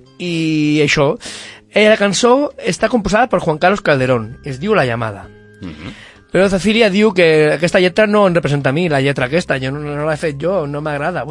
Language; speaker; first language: Catalan; non-native, local second language; Spanish